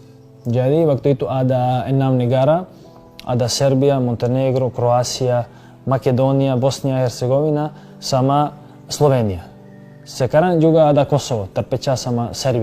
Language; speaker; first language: Indonesian; non-native, fluent; Serbian